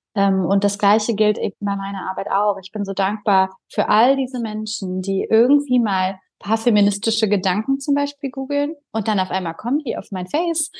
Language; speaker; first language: German; early bilingual, other home language; Bulgarian